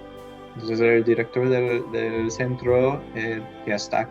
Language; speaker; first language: Spanish; non-native, fluent; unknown